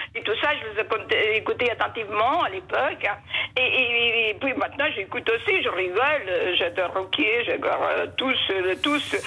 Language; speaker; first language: French; non-native, fluent; Portuguese